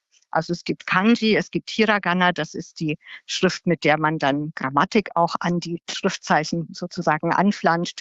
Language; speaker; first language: German; native; German